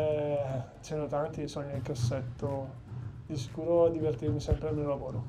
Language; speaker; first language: Italian; native; Italian